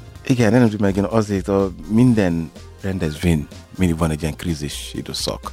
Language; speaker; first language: Hungarian; non-native, learner; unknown